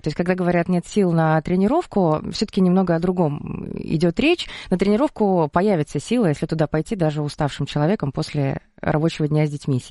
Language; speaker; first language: Russian; native; Russian